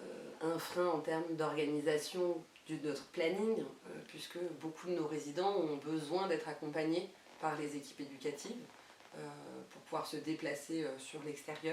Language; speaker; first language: French; native; French